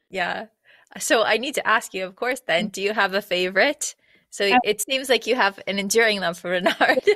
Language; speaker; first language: English; native; English